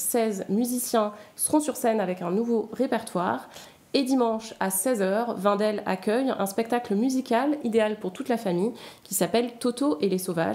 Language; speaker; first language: French; native; French